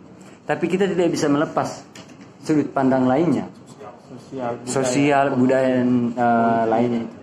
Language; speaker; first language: Indonesian; native; Indonesian